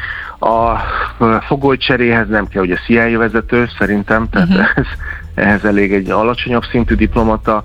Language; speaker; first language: Hungarian; native; Hungarian